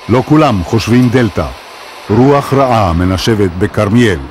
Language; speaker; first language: Hebrew; native; Hebrew